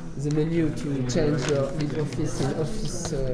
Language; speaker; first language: English; non-native, learner; French